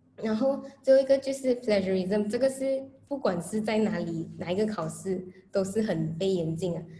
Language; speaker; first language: Chinese; native; Chinese